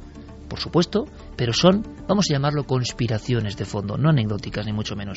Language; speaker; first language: Spanish; native; Spanish